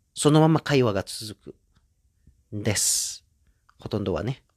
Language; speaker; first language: Japanese; non-native, fluent; Indonesian